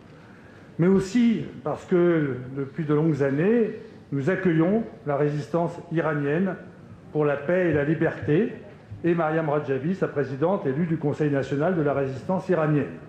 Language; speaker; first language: French; native; French